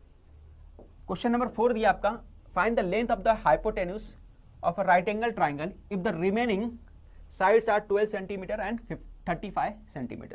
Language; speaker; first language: Hindi; native; Hindi